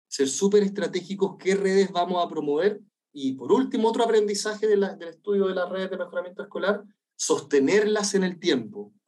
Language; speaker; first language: Spanish; native; Spanish